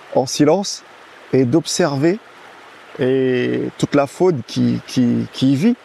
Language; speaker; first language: French; non-native, local second language; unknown